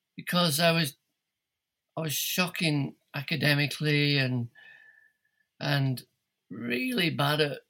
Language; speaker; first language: English; native; English